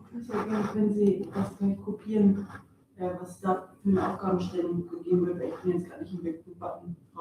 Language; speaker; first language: German; native; German